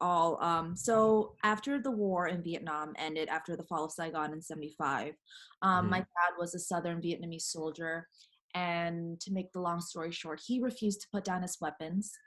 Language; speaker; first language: English; native; English